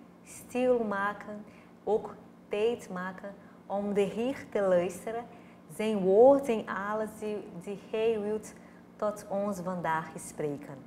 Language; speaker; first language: Dutch; non-native, fluent; Portuguese